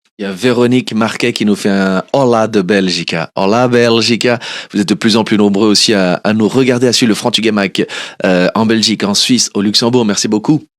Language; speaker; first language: French; early bilingual, other home language; Portuguese